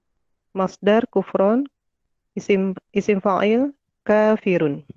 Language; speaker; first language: Arabic; non-native, learner; Indonesian